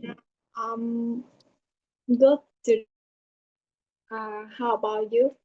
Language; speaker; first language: English; non-native, learner; Vietnamese